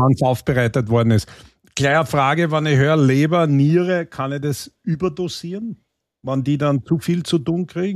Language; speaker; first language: German; native; German